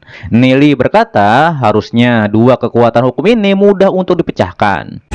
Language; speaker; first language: Indonesian; native; Indonesian